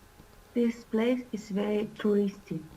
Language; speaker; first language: English; non-native, learner; Russian